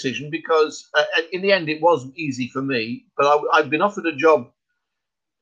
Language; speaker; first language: English; native; English